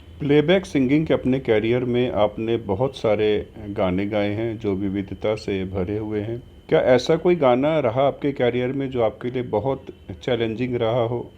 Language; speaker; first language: Hindi; native; Hindi